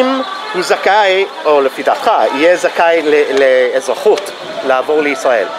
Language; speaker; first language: Hebrew; non-native, fluent; English